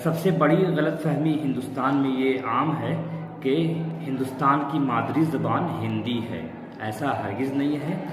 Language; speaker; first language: Urdu; native; Urdu